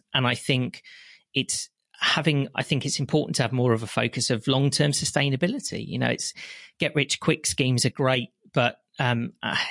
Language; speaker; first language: English; native; English